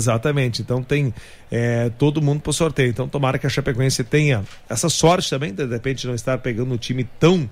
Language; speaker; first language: Portuguese; native; Portuguese